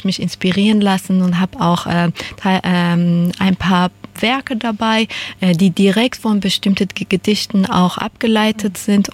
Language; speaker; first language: German; non-native, fluent; Persian